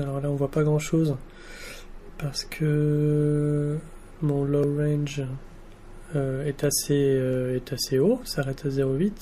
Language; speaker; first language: French; native; French